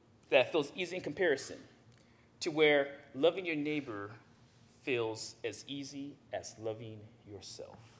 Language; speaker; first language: English; native; English